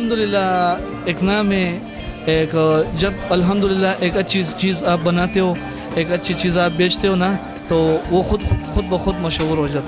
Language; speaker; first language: Hindi; non-native, local second language; Pashto